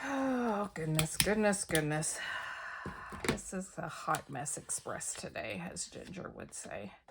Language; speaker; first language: English; native; English